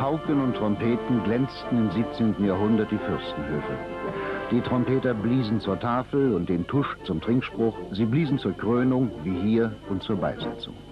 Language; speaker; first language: German; native; German